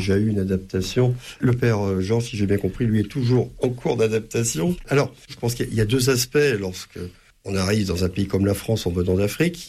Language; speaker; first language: French; native; French